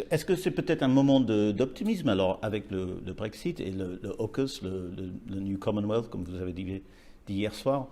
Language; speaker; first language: French; non-native, learner; English